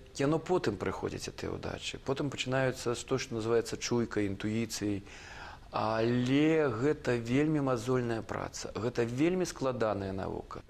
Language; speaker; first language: Belarusian; native; Belarusian